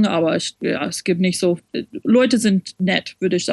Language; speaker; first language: German; non-native, fluent; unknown